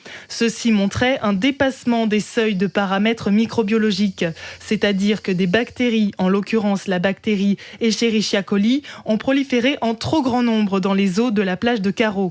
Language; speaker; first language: French; native; French